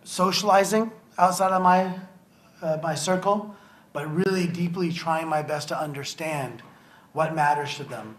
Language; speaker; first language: English; native; English